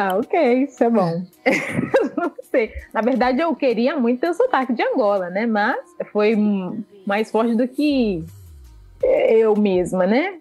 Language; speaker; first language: Portuguese; early bilingual, other home language; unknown